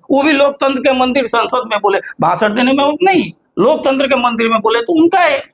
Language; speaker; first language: Hindi; native; Hindi